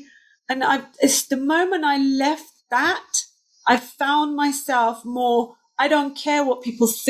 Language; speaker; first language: English; non-native, fluent; Turkish